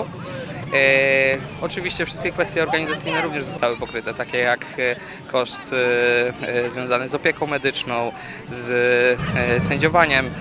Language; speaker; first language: Polish; native; Polish